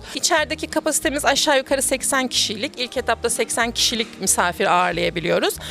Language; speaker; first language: Turkish; native; Turkish